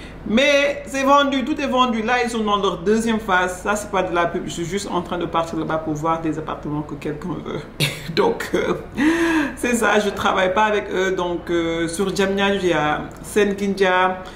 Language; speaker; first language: French; non-native, local second language; Wolof